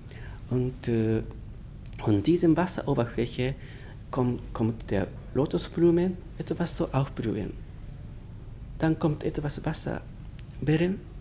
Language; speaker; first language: German; non-native, learner; Japanese